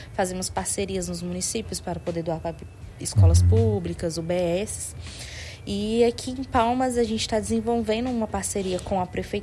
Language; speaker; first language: Portuguese; native; Portuguese